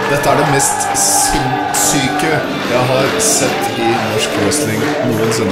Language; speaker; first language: Norwegian; native; Norwegian